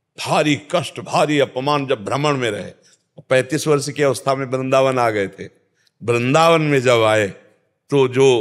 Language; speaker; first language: Hindi; native; Hindi